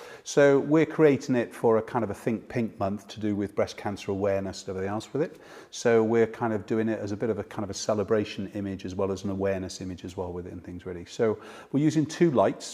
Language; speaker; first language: English; native; English